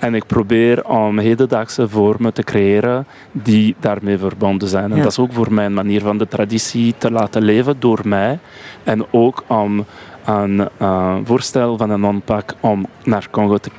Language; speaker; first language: Dutch; non-native, local second language; French